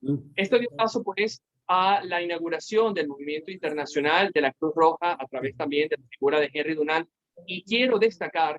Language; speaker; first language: Spanish; native; Spanish